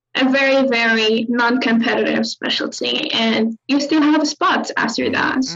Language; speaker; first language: English; non-native, fluent; Arabic